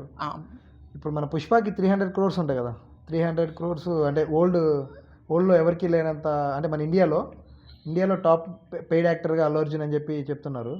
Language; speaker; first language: Telugu; native; Telugu